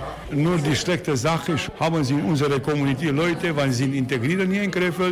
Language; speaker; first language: German; non-native, learner; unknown